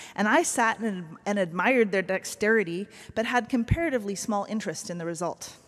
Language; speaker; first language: English; native; English